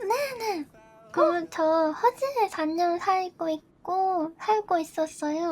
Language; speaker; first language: Korean; non-native, learner; Japanese